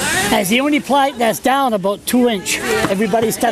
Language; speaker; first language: English; non-native, local second language; French